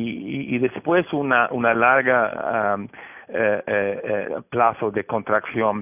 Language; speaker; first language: Spanish; non-native, fluent; Portuguese